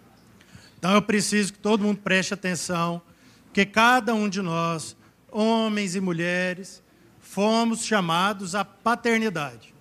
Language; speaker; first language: Portuguese; native; Portuguese